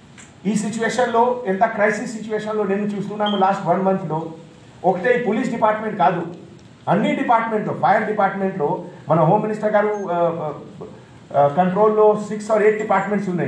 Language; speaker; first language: Telugu; non-native, fluent; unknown